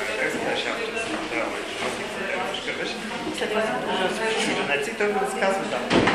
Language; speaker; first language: Bulgarian; native; Bulgarian